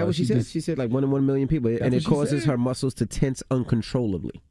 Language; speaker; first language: English; native; English